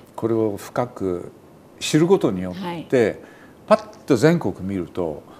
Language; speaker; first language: Japanese; native; Japanese